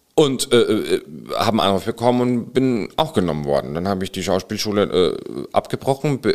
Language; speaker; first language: German; native; German